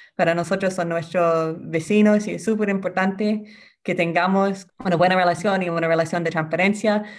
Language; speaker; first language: Spanish; non-native, fluent; English